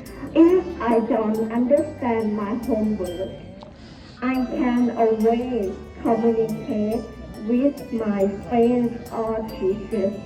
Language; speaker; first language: English; non-native, learner; Thai